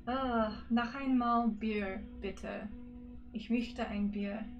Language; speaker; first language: German; non-native, learner; English